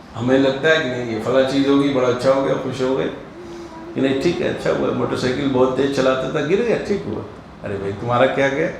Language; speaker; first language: Urdu; native; Urdu